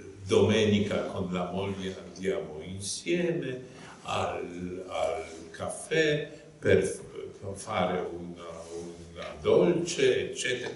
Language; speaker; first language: Italian; non-native, fluent; Polish